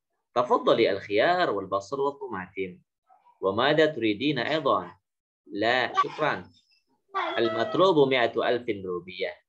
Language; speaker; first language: Arabic; non-native, fluent; Indonesian